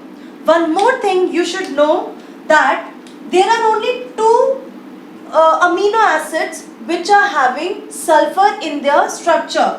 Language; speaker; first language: English; non-native, local second language; Hindi